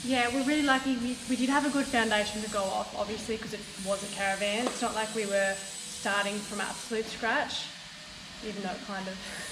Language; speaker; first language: English; native; English